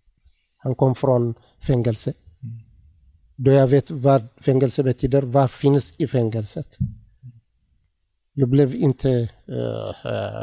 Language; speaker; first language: Swedish; non-native, learner; Tigrinya